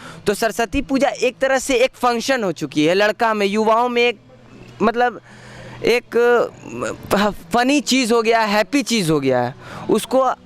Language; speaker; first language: Hindi; native; Hindi